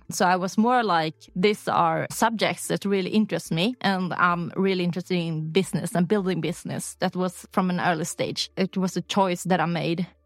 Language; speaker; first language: English; non-native, fluent; Swedish